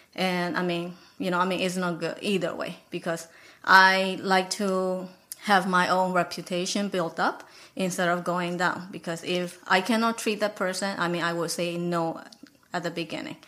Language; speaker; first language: English; non-native, fluent; Burmese